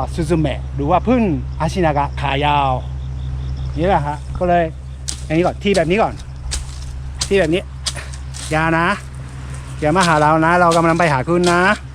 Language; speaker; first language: Thai; non-native, fluent; Japanese